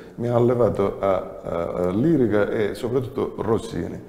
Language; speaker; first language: Italian; native; Italian